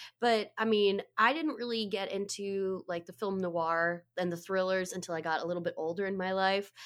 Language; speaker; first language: English; native; English